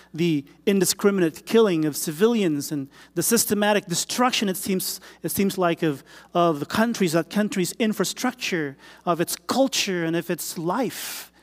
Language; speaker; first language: English; non-native, local second language; Filipino